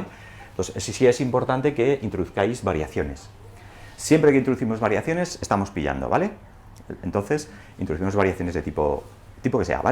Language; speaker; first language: Spanish; native; Spanish